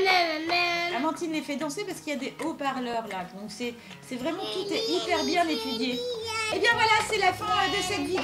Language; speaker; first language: French; native; French